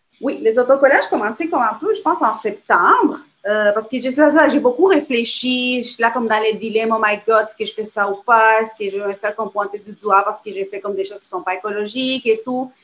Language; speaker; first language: French; non-native, fluent; Spanish